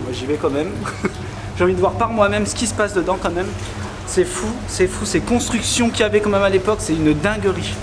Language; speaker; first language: French; native; French